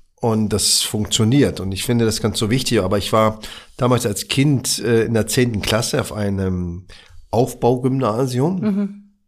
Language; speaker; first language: German; early bilingual, other home language; Arabic